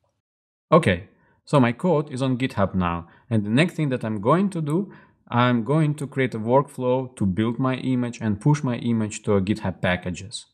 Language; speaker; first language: English; non-native, fluent; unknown